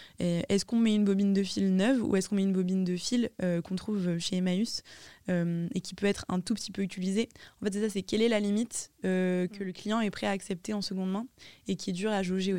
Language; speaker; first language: French; native; French